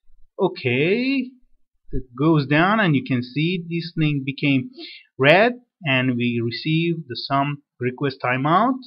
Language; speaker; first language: English; non-native, fluent; Persian